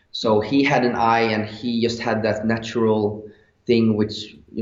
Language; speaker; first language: English; non-native, fluent; Swedish